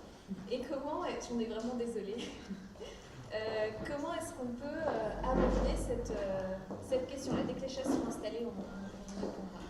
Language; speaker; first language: French; native; French